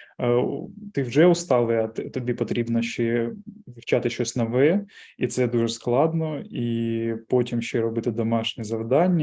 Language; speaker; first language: Ukrainian; non-native, local second language; Russian